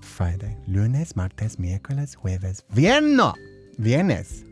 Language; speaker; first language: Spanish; non-native, learner; English